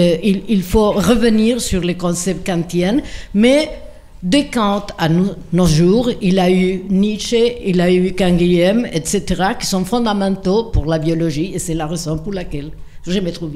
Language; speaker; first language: French; non-native, fluent; Spanish